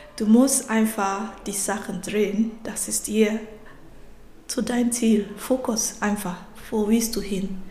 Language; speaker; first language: German; non-native, fluent; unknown